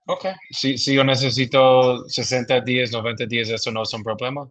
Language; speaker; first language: Spanish; non-native, learner; English